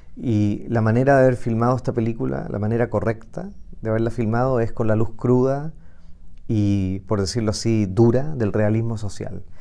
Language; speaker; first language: Spanish; native; Spanish